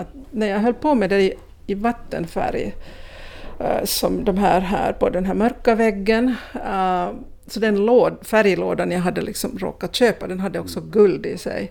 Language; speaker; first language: Swedish; native; Swedish